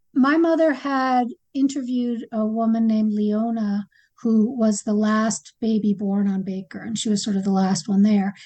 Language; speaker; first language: English; native; English